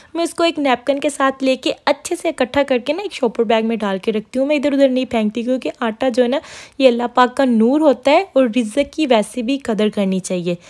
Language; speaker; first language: Urdu; non-native, local second language; Punjabi